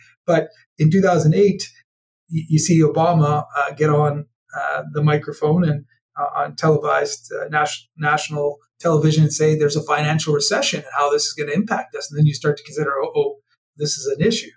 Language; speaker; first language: English; native; English